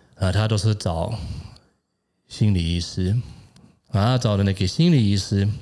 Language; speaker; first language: Chinese; non-native, fluent; German